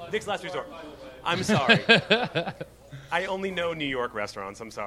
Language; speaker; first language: English; native; English